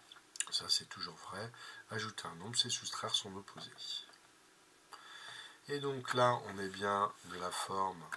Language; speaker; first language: French; native; French